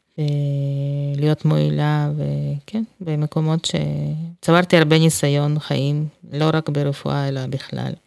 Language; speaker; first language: Hebrew; non-native, fluent; Russian